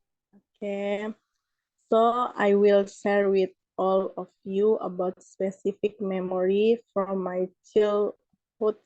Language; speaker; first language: English; non-native, learner; Indonesian